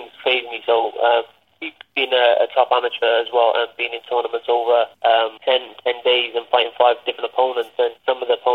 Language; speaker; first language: English; native; English